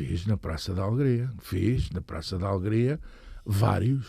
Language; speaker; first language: Portuguese; native; Portuguese